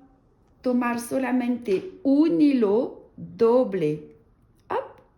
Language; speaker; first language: Spanish; non-native, learner; French